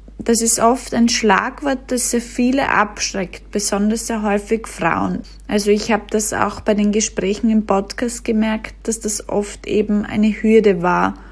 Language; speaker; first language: German; native; German